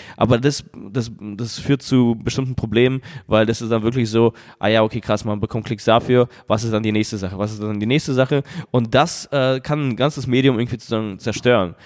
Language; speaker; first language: German; early bilingual, other home language; Russian